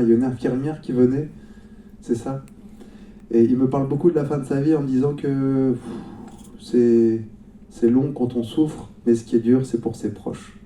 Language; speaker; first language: French; native; French